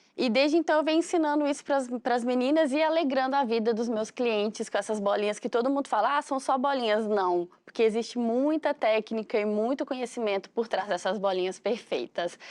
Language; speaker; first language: Portuguese; native; Portuguese